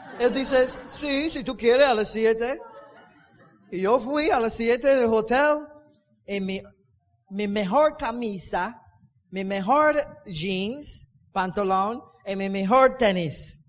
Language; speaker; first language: Spanish; non-native, learner; English